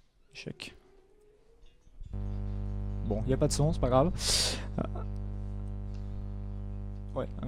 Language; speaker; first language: French; native; French